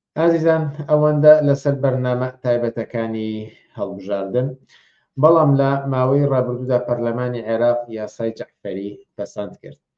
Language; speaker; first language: Central Kurdish; native; Central Kurdish